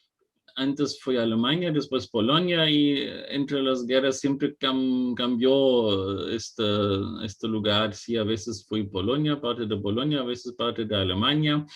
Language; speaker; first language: Spanish; non-native, fluent; German